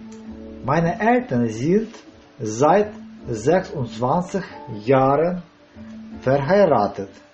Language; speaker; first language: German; non-native, learner; Russian